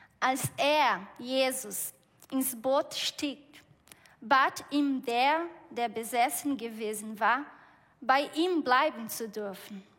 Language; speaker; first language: German; non-native, fluent; Portuguese